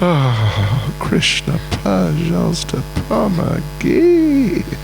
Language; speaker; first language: Russian; non-native, learner; English